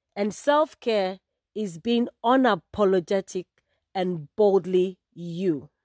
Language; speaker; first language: English; non-native, local second language; Akan